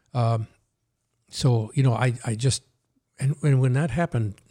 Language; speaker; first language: English; early bilingual, other home language; Norwegian